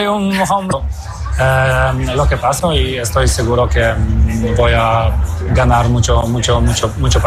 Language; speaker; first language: Spanish; non-native, fluent; Polish